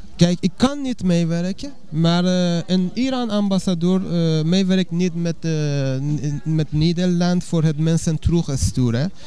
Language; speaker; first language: Dutch; non-native, learner; Persian